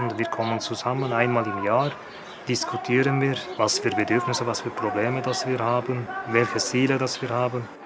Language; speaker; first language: German; non-native, fluent; Italian